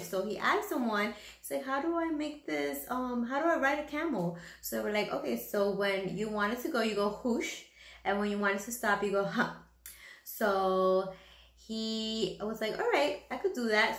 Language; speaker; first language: English; early bilingual, other home language; Spanish